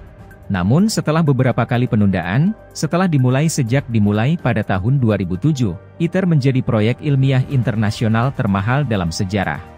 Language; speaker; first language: Indonesian; native; Indonesian